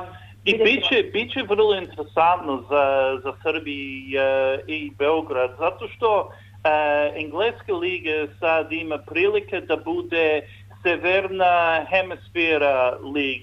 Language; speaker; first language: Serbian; non-native, learner; English